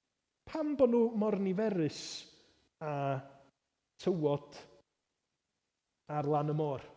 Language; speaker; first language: Welsh; native; Welsh